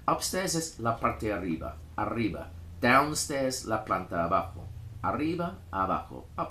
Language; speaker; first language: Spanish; non-native, fluent; English